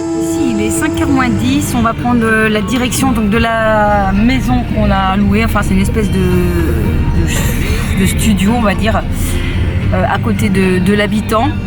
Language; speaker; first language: French; native; French